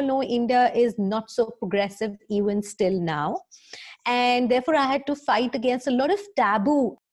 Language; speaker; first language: English; non-native, local second language; Hindi